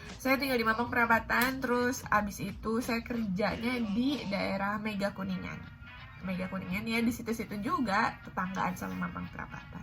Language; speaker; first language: Indonesian; native; Indonesian